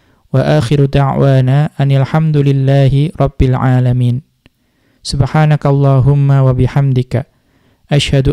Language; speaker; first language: Arabic; non-native, fluent; Indonesian